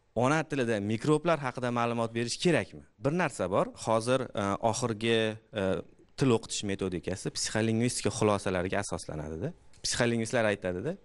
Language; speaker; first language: Uzbek; native; Uzbek